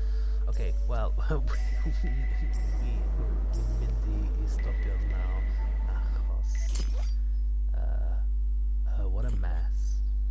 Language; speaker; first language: Welsh; non-native, learner; English